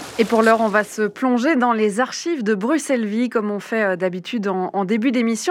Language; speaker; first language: French; native; French